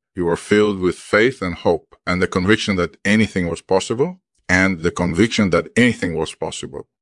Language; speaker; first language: English; early bilingual, other home language; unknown